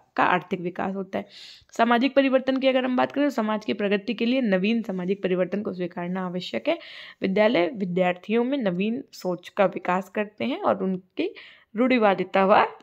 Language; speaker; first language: Hindi; native; Hindi